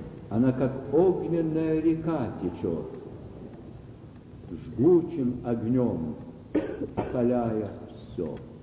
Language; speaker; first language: Russian; native; Russian